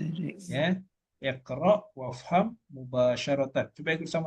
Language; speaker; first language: Malay; native; Malay